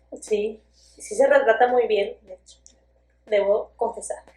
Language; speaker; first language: Spanish; native; Spanish